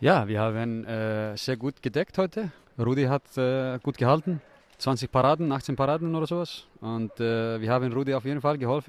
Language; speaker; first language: German; non-native, fluent; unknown